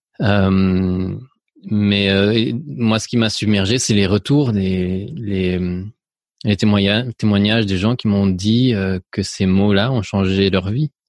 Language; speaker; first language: French; early bilingual, other home language; Spanish